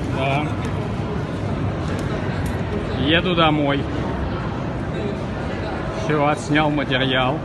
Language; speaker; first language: Russian; native; Russian